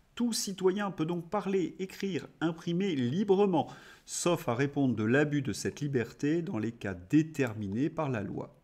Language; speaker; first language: French; native; French